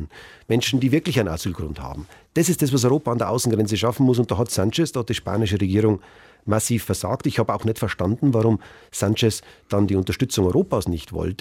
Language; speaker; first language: German; native; German